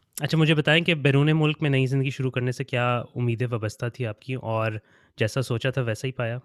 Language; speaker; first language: Urdu; native; Urdu